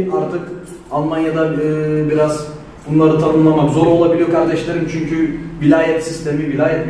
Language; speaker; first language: Turkish; native; Turkish